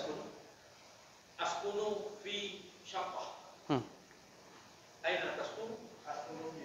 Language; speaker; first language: Arabic; non-native, learner; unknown